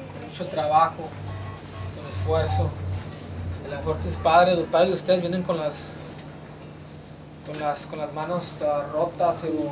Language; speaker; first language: Spanish; early bilingual, heritage; Spanish